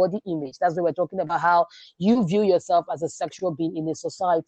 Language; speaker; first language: English; non-native, local second language; Igbo